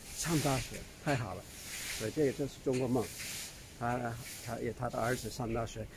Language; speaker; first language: Chinese; non-native, fluent; English